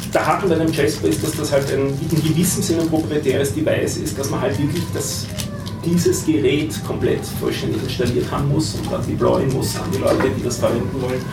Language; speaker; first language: German; native; German